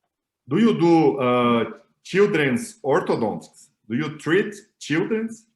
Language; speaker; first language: English; non-native, learner; Portuguese